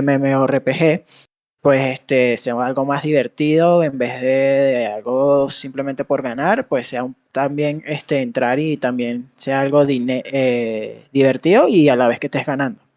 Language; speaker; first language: Spanish; native; Spanish